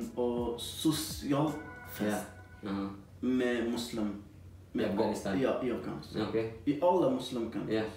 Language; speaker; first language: Swedish; non-native, fluent; Persian